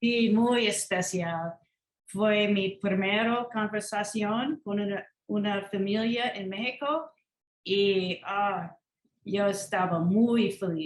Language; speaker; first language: Spanish; non-native, learner; English